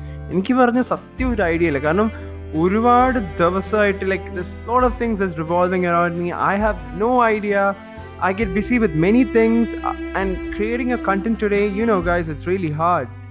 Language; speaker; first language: Malayalam; early bilingual, heritage; Malayalam